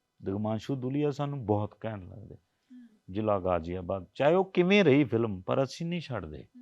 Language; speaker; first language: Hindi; non-native, local second language; Punjabi